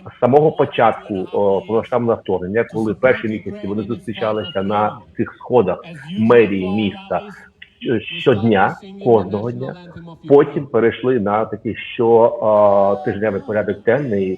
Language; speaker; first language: Ukrainian; native; Ukrainian